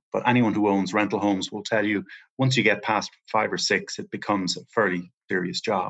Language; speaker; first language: English; native; English